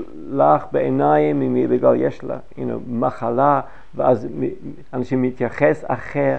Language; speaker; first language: Hebrew; non-native, fluent; English